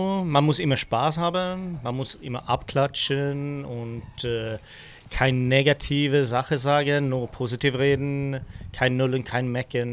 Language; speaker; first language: German; non-native, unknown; Swedish